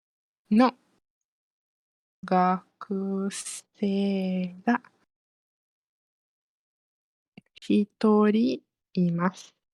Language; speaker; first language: Japanese; non-native, fluent; Malay